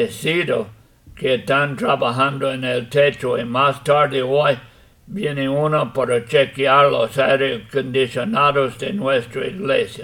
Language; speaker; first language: Spanish; non-native, fluent; English